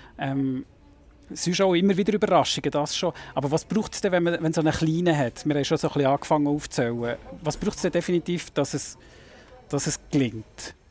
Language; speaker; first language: German; native; German